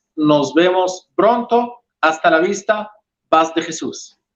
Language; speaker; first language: Spanish; non-native, fluent; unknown